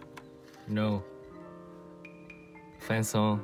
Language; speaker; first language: English; non-native, learner; Korean